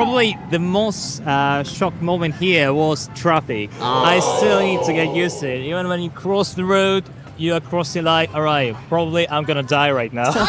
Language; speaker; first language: English; non-native, fluent; Russian